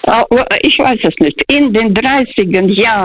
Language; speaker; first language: German; non-native, fluent; Russian